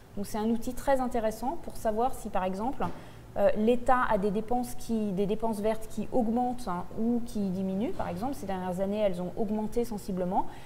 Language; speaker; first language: French; native; French